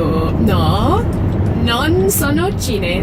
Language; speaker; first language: Italian; non-native, learner; English